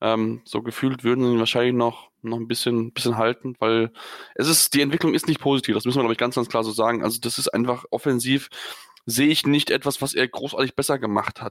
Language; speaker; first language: German; native; German